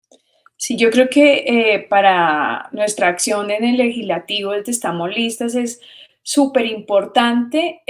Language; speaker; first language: Spanish; native; Spanish